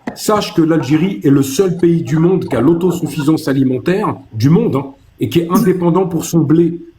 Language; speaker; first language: French; early bilingual, other home language; Arabic